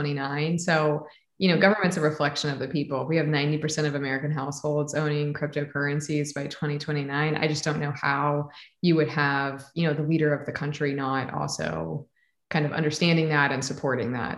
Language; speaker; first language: English; native; English